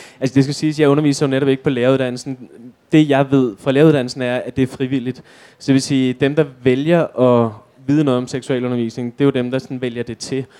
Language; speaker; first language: Danish; native; Danish